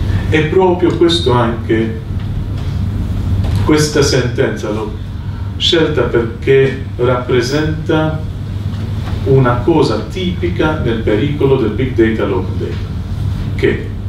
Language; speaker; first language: Italian; non-native, fluent; Maltese